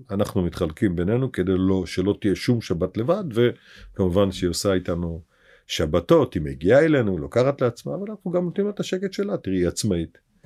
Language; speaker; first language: Hebrew; native; Hebrew